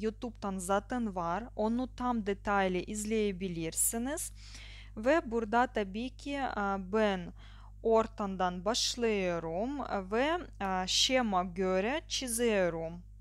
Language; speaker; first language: Turkish; non-native, learner; Russian